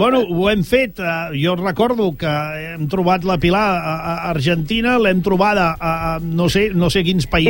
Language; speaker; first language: Catalan; native; Catalan